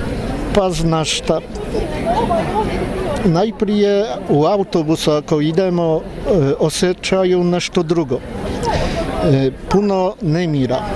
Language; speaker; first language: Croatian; non-native, learner; Polish